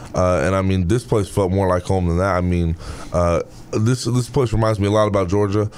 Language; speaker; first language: English; native; English